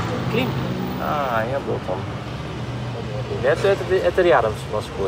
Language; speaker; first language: Russian; non-native, fluent; Dutch